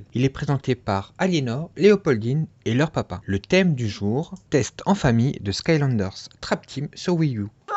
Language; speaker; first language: French; native; French